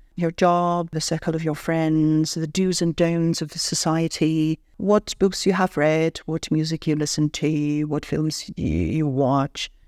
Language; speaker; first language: English; non-native, fluent; Armenian